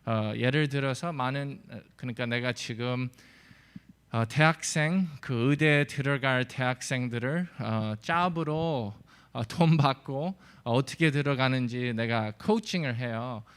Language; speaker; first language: Korean; early bilingual, heritage; English